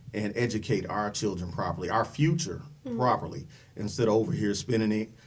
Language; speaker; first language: English; native; English